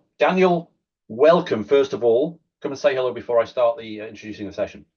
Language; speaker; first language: English; native; English